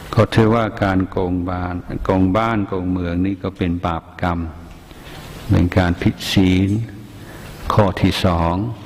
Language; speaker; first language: Thai; non-native, fluent; English